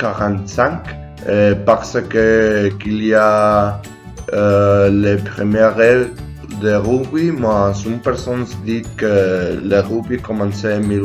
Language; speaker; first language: French; non-native, learner; Spanish